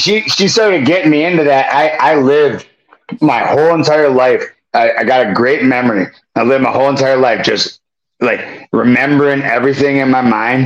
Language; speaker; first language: English; native; English